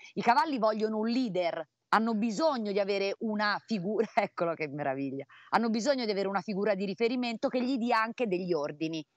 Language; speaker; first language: Italian; native; Italian